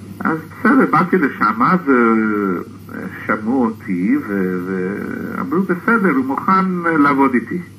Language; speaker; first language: Hebrew; early bilingual, other home language; English